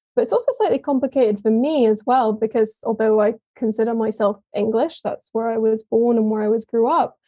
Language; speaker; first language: English; native; English